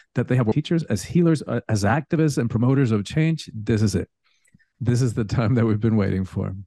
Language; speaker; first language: English; early bilingual, other home language; Spanish